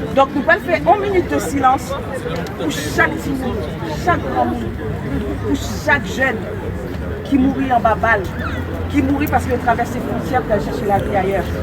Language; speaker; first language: French; non-native, local second language; Haitian Creole